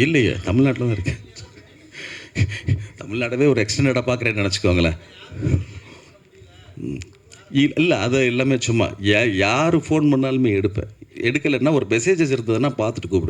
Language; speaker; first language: Tamil; native; Tamil